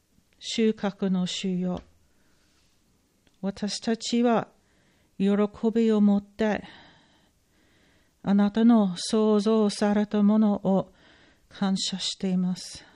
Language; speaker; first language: Japanese; non-native, fluent; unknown